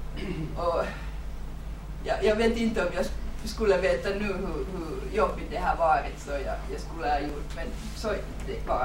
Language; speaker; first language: Swedish; non-native, fluent; Finnish